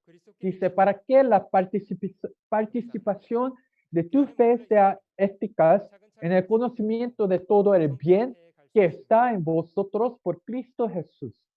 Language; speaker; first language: Spanish; non-native, learner; Korean